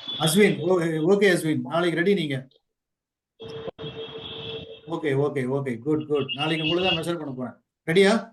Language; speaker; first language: Tamil; native; Tamil